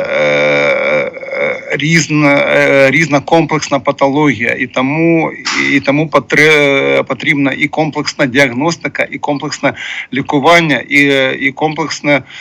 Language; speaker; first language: Ukrainian; non-native, local second language; Russian